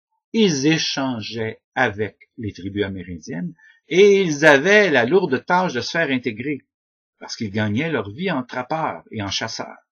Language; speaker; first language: French; native; French